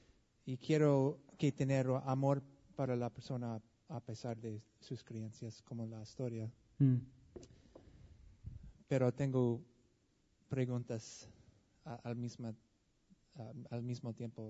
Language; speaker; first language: Spanish; non-native, learner; English